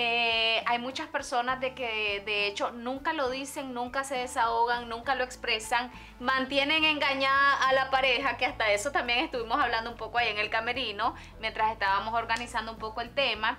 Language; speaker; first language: Spanish; native; Spanish